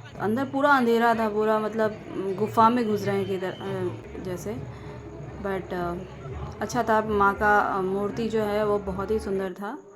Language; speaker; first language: Hindi; non-native, local second language; Bangla